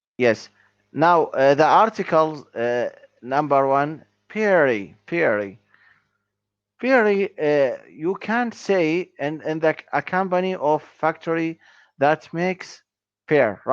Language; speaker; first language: English; non-native, learner; Arabic